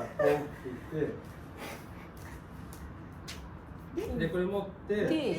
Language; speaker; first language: Japanese; non-native, fluent; French